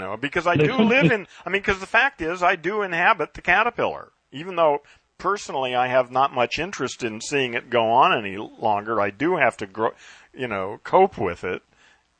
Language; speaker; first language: English; native; English